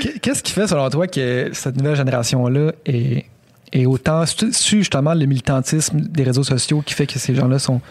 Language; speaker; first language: French; native; French